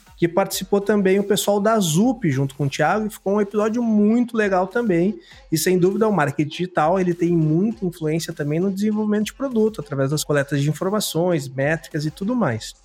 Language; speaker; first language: Portuguese; native; Portuguese